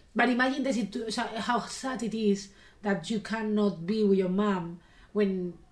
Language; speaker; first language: English; non-native, fluent; Spanish